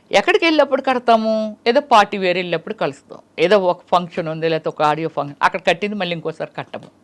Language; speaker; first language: Telugu; native; Telugu